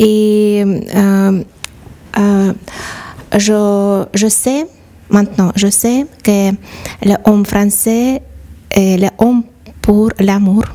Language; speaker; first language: French; non-native, learner; Russian